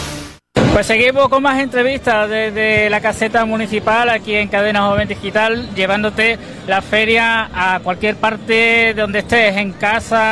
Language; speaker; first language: Spanish; native; Spanish